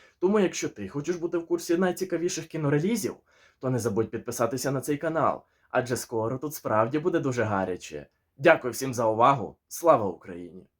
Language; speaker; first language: Ukrainian; native; Ukrainian